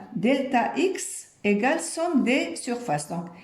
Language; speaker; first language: French; non-native, local second language; Arabic